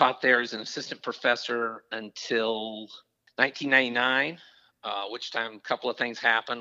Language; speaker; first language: English; native; English